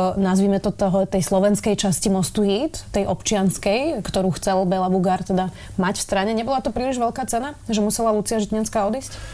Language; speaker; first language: Slovak; native; Slovak